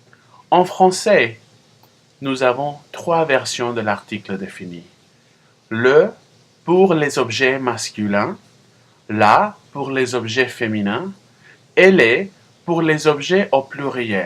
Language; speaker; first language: French; non-native, fluent; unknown